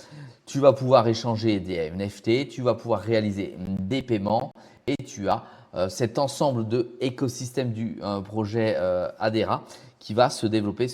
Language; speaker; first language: French; native; French